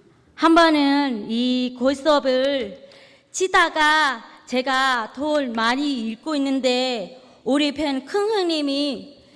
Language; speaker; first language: Korean; non-native, learner; Vietnamese